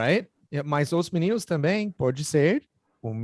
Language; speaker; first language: Portuguese; non-native, fluent; English